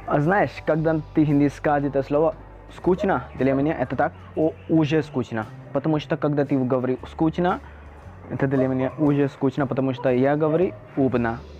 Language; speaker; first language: Russian; non-native, learner; Hindi